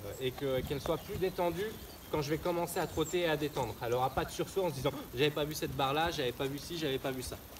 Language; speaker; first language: French; native; French